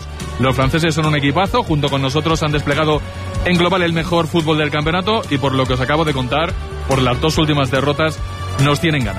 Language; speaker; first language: Spanish; native; Spanish